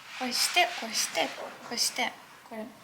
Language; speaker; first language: Japanese; non-native, fluent; Russian